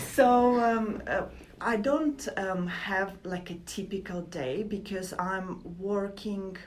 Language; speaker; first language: English; non-native, fluent; Latvian